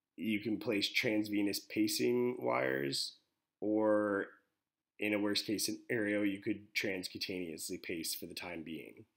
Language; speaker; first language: English; native; English